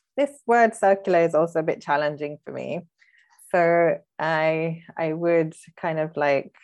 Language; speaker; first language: English; early bilingual, other home language; Hindi